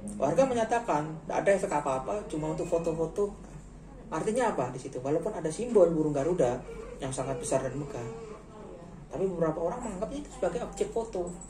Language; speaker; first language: Indonesian; native; Indonesian